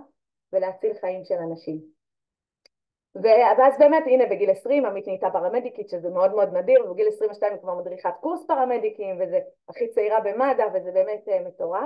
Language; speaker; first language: Hebrew; native; Hebrew